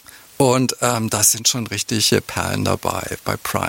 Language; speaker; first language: German; native; German